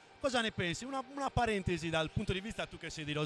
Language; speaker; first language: Italian; native; Italian